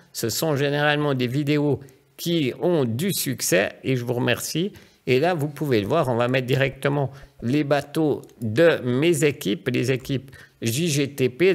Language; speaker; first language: French; native; French